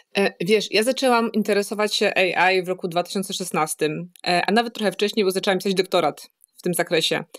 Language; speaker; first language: Polish; native; Polish